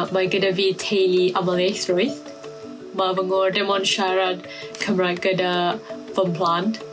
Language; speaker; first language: Welsh; non-native, fluent; Malay